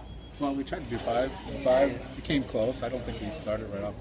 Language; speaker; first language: English; native; English